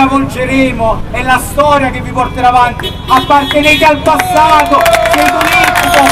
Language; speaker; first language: Italian; native; Italian